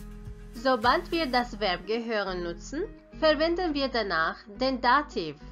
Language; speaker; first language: German; non-native, fluent; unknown